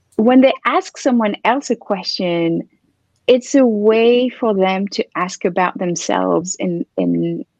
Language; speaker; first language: English; non-native, fluent; French